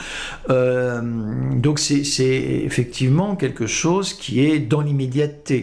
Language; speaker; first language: French; native; French